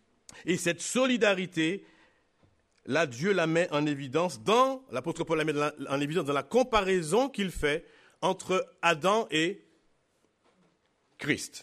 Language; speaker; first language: French; native; French